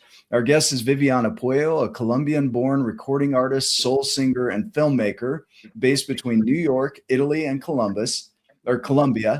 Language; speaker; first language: English; native; English